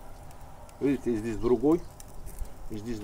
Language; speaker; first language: Russian; non-native, learner; Turkish